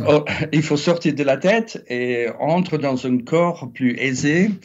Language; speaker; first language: French; non-native, fluent; English